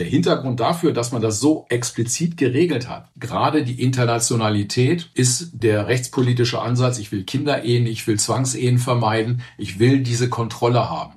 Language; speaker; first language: German; native; German